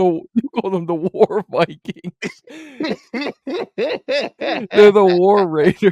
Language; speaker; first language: English; native; English